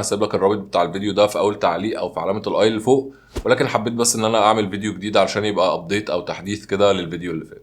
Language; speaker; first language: Arabic; native; Arabic